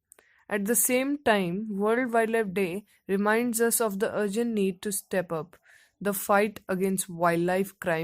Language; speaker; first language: English; non-native, local second language; Hindi